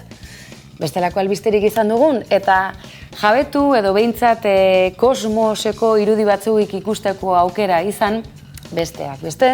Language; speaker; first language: Basque; native; Basque